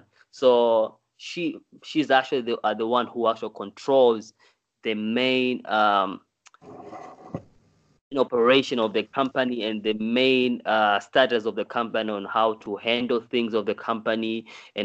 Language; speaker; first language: English; non-native, local second language; Swahili